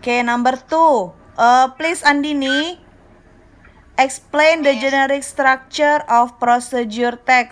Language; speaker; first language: English; non-native, local second language; Indonesian